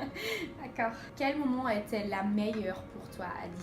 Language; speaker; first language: French; non-native, learner; English